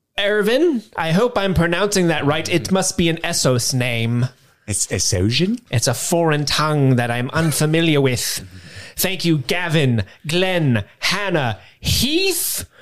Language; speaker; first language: English; native; English